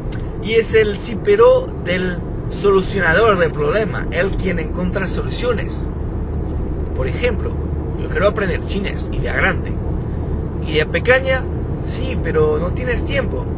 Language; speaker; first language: Spanish; non-native, fluent; French